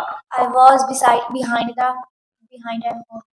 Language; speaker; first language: English; non-native, learner; Hindi